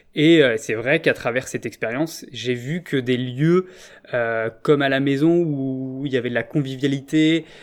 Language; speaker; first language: French; native; French